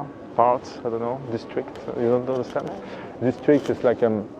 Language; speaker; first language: English; non-native, fluent; French